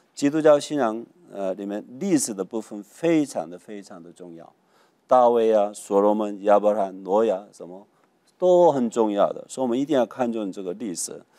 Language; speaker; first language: Chinese; non-native, fluent; Korean